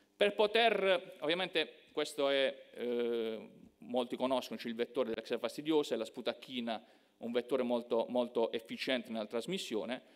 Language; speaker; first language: Italian; native; Italian